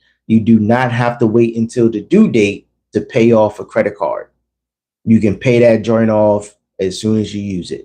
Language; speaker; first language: English; native; English